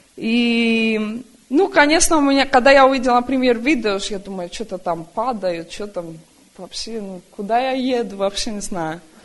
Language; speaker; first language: Russian; early bilingual, heritage; Russian